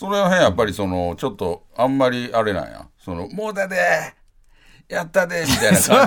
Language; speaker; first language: Japanese; native; Japanese